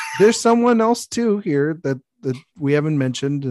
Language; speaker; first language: English; native; English